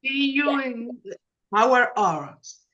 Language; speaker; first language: English; non-native, learner; Spanish